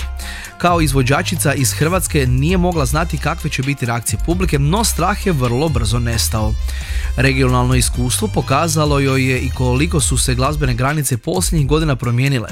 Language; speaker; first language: Croatian; native; Croatian